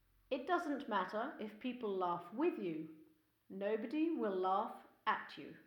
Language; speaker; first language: English; native; English